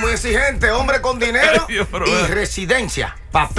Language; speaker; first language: Spanish; native; Spanish